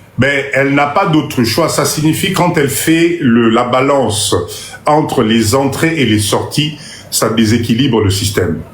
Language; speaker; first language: French; non-native, local second language; Lingala